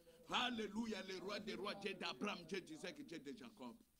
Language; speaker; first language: French; non-native, local second language; Lingala